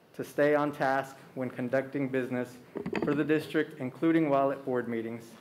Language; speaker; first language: English; early bilingual, other home language; Spanish